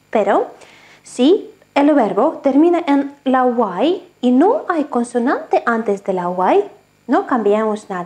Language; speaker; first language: Spanish; non-native, fluent; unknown